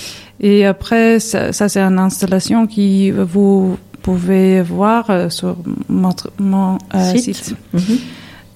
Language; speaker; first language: French; non-native, learner; Serbian